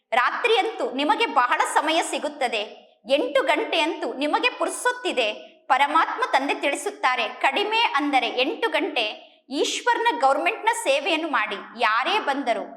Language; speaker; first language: Kannada; native; Kannada